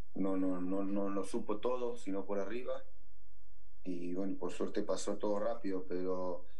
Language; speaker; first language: Spanish; native; Spanish